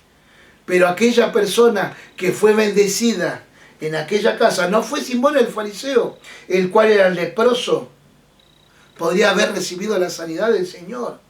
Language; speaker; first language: Spanish; native; Spanish